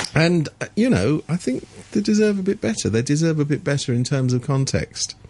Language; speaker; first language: English; native; English